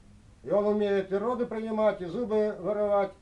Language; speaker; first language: Russian; native; Russian